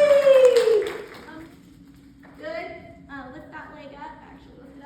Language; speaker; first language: English; native; English